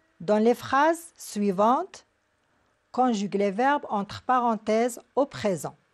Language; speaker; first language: French; non-native, local second language; Arabic